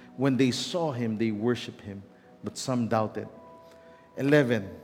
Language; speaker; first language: English; non-native, local second language; Filipino